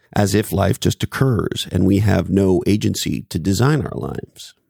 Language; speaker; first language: English; native; English